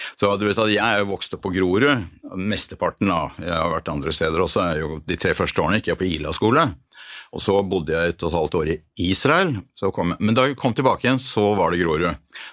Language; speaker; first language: Norwegian; early bilingual, other home language; Hungarian